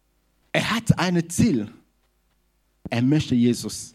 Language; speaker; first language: German; non-native, fluent; Lingala